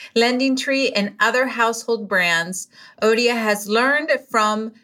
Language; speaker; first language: English; non-native, fluent; Spanish